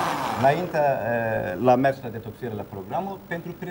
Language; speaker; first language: Romanian; non-native, learner; Turkish